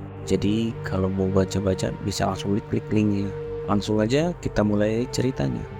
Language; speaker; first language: Indonesian; native; Indonesian